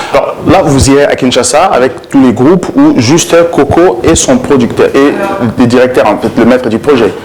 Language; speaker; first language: French; non-native, local second language; Lingala